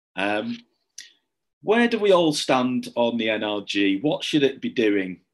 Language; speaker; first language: English; native; English